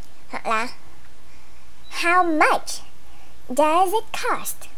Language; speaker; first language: English; non-native, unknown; Vietnamese